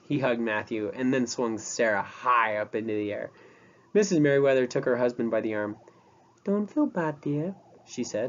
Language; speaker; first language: English; native; English